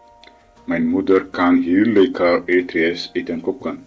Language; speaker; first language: Dutch; non-native, learner; Tigrinya